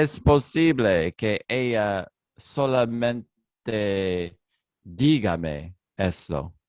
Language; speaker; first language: Spanish; non-native, learner; English